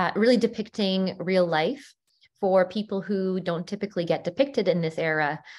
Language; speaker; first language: English; early bilingual, other home language; Ukrainian